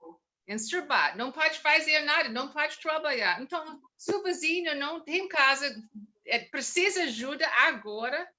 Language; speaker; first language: Portuguese; non-native, learner; English